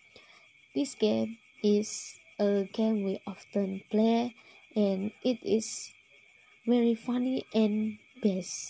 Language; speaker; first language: English; non-native, local second language; Malay